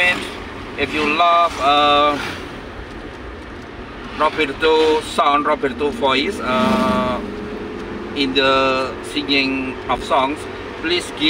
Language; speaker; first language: English; non-native, learner; Indonesian